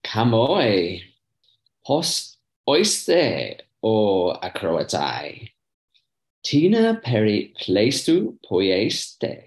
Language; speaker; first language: Greek; non-native, learner; English